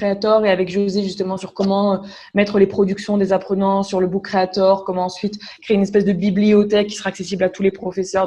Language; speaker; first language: French; native; French